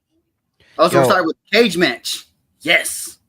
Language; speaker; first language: English; native; English